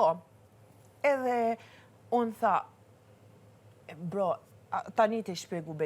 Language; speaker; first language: Albanian; early bilingual, heritage; Albanian